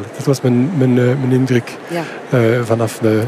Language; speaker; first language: Dutch; non-native, fluent; French